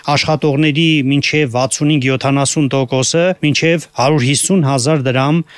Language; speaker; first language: Armenian; native; Armenian